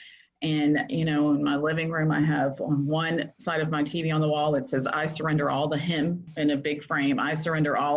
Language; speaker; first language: English; native; English